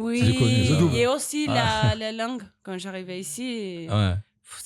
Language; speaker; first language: French; non-native, learner; Spanish